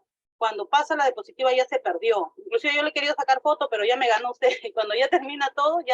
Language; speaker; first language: Spanish; native; Spanish